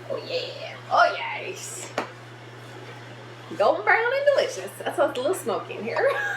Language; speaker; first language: English; native; English